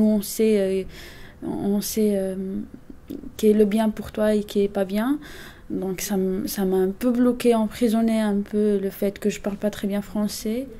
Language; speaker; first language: French; non-native, fluent; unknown